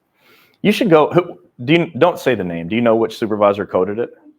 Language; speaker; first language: English; native; English